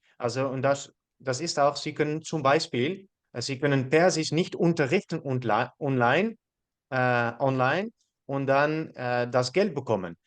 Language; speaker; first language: German; non-native, learner; Dutch